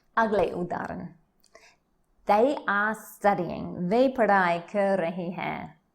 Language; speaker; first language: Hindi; non-native, learner; English